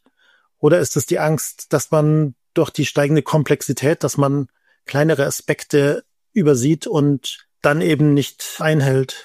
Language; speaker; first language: German; native; German